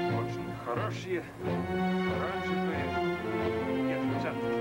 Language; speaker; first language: Russian; non-native, learner; English